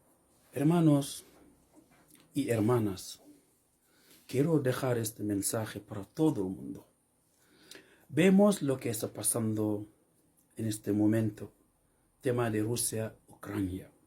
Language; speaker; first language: Spanish; non-native, learner; Fula